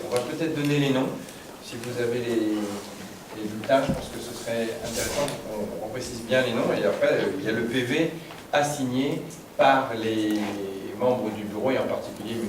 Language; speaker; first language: French; native; French